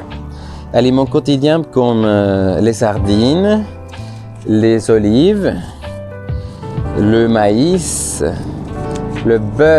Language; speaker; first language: French; non-native, fluent; Spanish